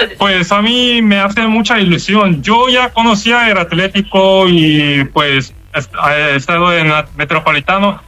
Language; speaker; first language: Spanish; non-native, learner; Korean